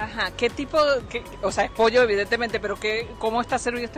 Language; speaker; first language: Spanish; native; Spanish